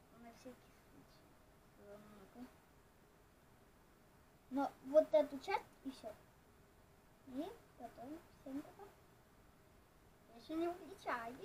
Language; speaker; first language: Russian; non-native, local second language; Ukrainian